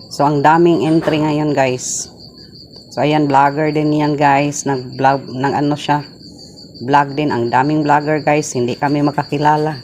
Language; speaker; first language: Filipino; non-native, local second language; Cebuano